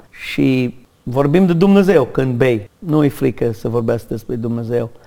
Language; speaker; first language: Romanian; non-native, learner; English